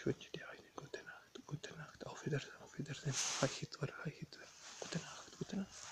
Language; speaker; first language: German; non-native, learner; Bosnian